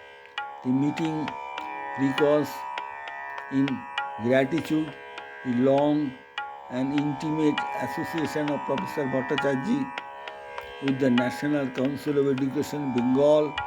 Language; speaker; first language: English; non-native, local second language; Bangla